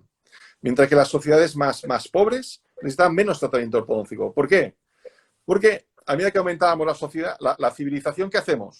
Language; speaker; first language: Spanish; native; Spanish